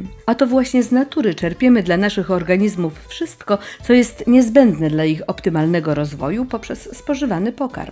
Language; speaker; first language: Polish; native; Polish